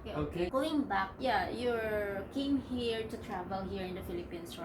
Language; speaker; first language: English; non-native, local second language; Filipino